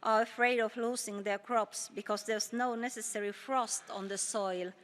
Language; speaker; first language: English; non-native, fluent; Finnish